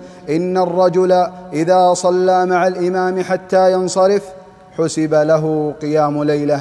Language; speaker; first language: Arabic; native; Arabic